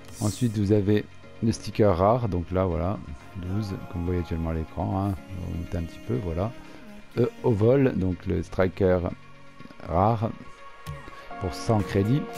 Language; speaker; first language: French; native; French